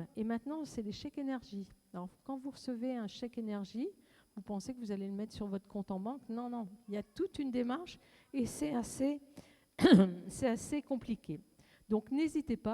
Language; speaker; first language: French; native; French